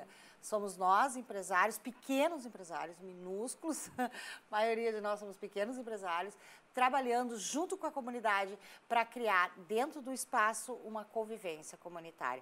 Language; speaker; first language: Portuguese; native; Portuguese